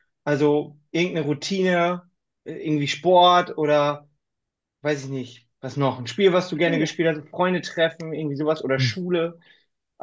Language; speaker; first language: German; native; German